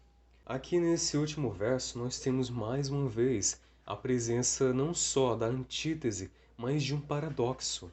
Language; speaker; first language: Portuguese; native; Portuguese